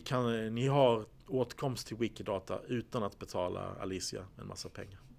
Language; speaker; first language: Swedish; native; Swedish